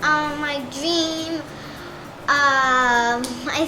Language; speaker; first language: English; non-native, fluent; Japanese